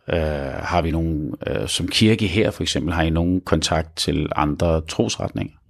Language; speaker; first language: Danish; early bilingual, other home language; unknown